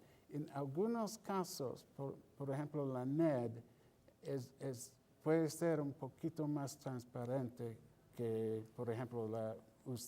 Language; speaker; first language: Spanish; non-native, fluent; English